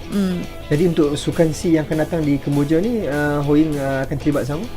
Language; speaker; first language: Malay; native; Malay